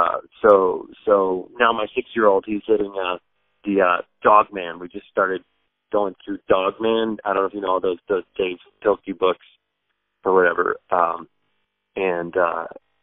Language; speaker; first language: English; native; English